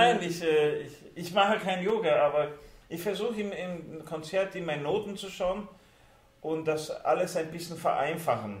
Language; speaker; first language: German; non-native, fluent; Hungarian